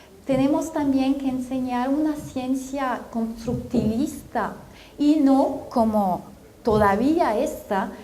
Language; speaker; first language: Spanish; non-native, fluent; French